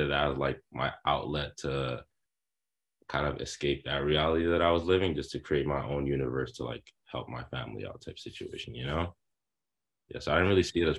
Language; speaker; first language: English; native; English